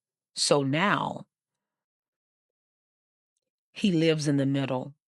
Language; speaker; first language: English; native; English